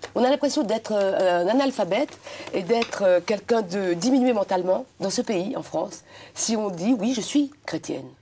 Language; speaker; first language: French; non-native, local second language; Réunion Creole French